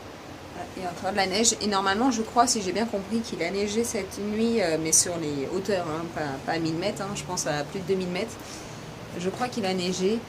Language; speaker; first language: French; native; French